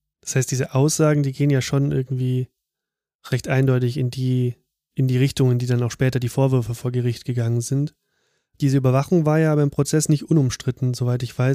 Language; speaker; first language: German; native; German